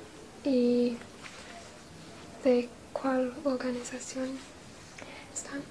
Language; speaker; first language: Spanish; non-native, learner; English